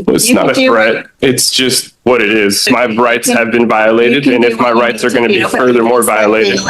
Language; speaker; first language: English; native; English